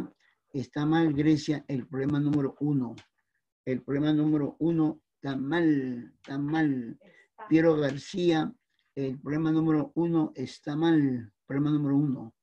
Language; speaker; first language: Spanish; native; Spanish